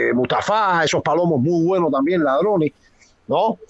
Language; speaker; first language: Spanish; native; Spanish